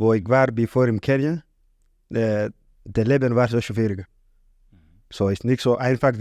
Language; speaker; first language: German; non-native, learner; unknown